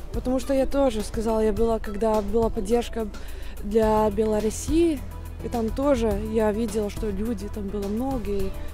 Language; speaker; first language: Russian; non-native, fluent; Latvian